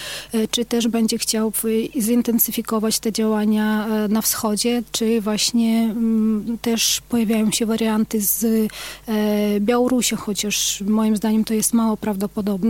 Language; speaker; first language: Polish; non-native, fluent; Ukrainian